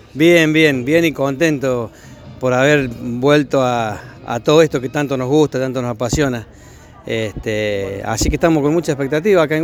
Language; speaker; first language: Spanish; native; Spanish